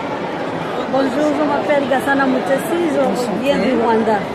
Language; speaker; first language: French; non-native, local second language; Kinyarwanda